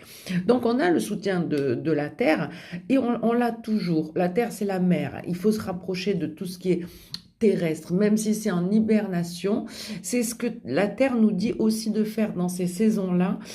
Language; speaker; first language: French; native; French